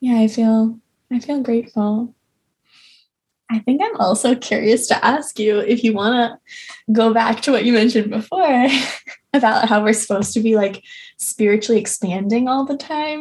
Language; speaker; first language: English; native; English